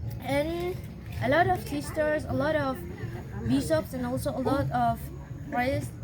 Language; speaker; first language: English; non-native, learner; Indonesian